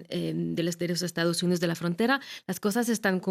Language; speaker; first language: Spanish; non-native, fluent; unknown